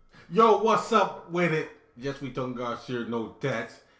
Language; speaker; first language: English; native; English